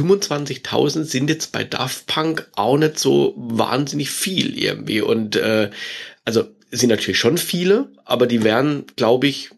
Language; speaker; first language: German; native; German